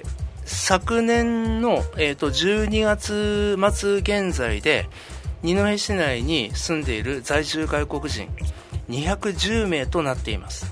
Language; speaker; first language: Japanese; native; Japanese